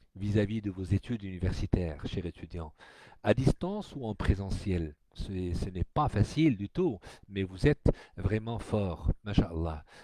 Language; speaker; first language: French; non-native, local second language; Arabic